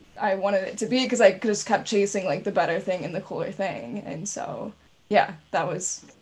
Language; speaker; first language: English; native; English